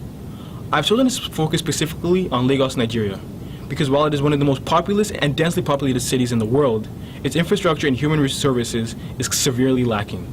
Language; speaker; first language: English; early bilingual, other home language; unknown